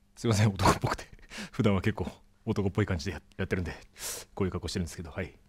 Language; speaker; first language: Japanese; native; Japanese